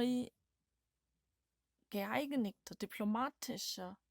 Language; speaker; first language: German; non-native, learner; Korean